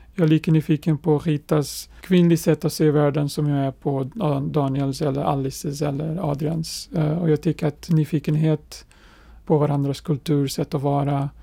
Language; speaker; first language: Swedish; non-native, fluent; Portuguese